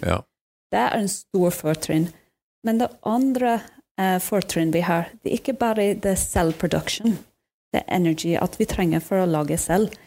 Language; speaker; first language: Norwegian; non-native, fluent; English